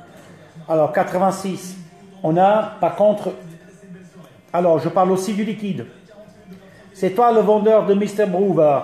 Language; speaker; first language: French; early bilingual, other home language; Italian